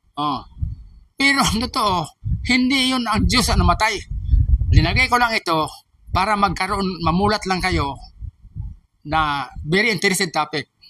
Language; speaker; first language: Filipino; non-native, local second language; Cebuano